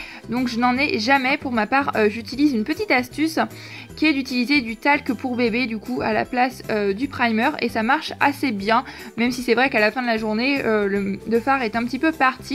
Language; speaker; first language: French; native; French